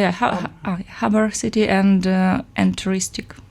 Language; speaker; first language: English; non-native, fluent; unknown